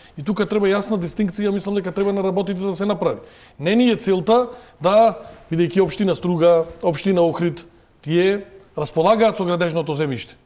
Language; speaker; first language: Macedonian; native; Macedonian